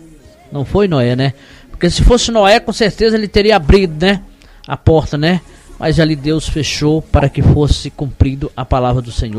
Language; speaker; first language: Portuguese; native; Portuguese